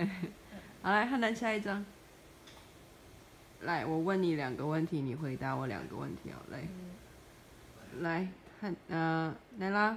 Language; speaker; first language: Chinese; non-native, fluent; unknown